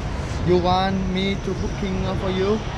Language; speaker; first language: English; non-native, learner; Vietnamese